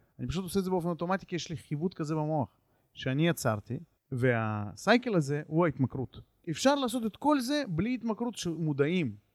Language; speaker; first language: Hebrew; native; Hebrew